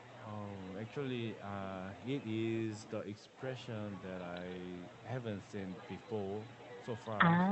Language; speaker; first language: English; non-native, learner; Korean